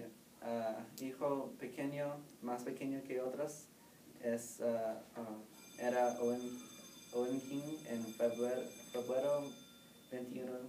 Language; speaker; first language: Spanish; non-native, learner; English